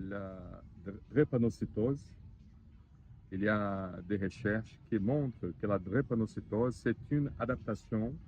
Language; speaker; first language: French; non-native, learner; Portuguese